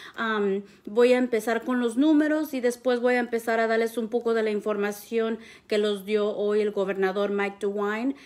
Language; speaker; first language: Spanish; early bilingual, heritage; Spanish